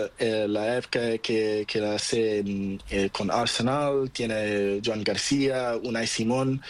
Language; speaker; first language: Spanish; non-native, learner; Portuguese